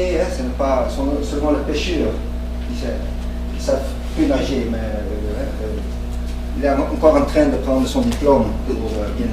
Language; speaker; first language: French; non-native, fluent; English